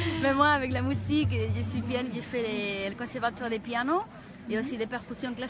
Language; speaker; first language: French; non-native, learner; Galician